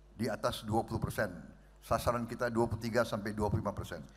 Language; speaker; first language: Indonesian; native; Indonesian